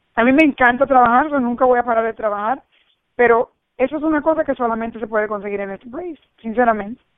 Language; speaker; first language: Spanish; early bilingual, heritage; Spanish